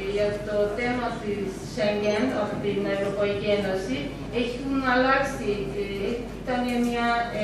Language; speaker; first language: Greek; non-native, learner; Turkish